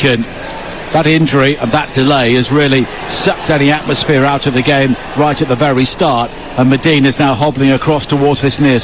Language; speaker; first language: English; native; English